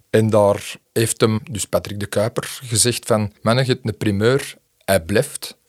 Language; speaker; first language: Dutch; native; Dutch